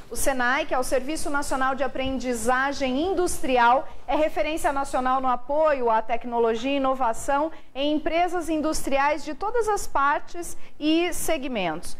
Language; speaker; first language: Portuguese; native; Portuguese